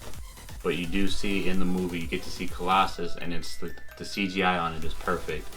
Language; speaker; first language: English; native; English